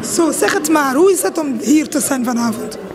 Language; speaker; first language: Dutch; non-native, fluent; French